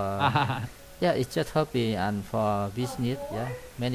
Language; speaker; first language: English; non-native, learner; Vietnamese